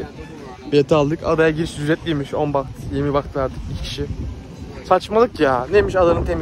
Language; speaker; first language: Turkish; native; Turkish